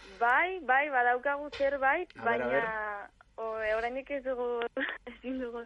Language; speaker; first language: Basque; non-native, local second language; Spanish